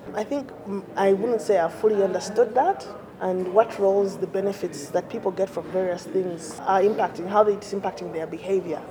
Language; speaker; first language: English; non-native, local second language; Bemba